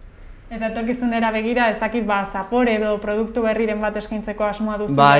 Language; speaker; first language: Basque; native; Basque